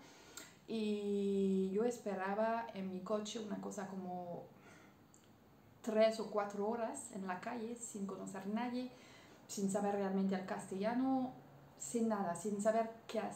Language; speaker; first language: Spanish; non-native, learner; French